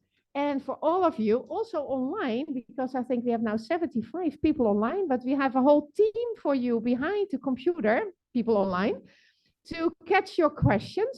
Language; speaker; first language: English; non-native, fluent; Dutch